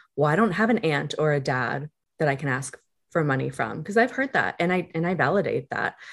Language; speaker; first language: English; native; English